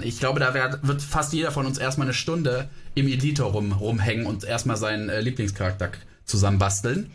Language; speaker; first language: German; native; German